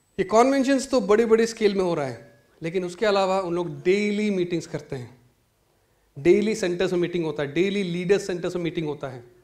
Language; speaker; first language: Hindi; non-native, local second language; Malayalam